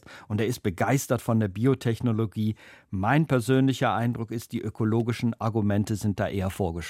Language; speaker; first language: German; native; German